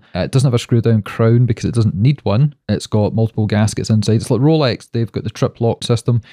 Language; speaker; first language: English; native; English